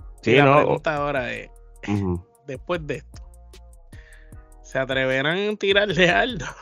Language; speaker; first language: Spanish; native; Spanish